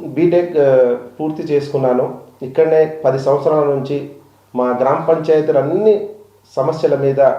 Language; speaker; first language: Telugu; non-native, local second language; Lambadi